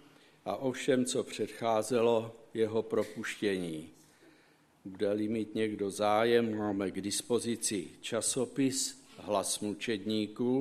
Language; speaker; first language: Czech; native; Czech